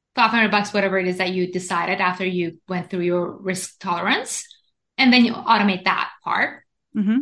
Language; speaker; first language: English; non-native, fluent; Persian